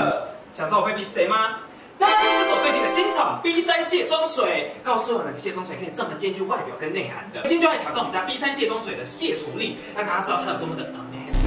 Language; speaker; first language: Chinese; native; Chinese